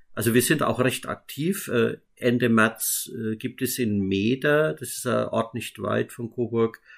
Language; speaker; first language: German; native; German